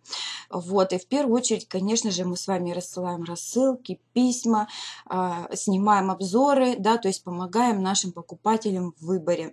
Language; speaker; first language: Russian; native; Russian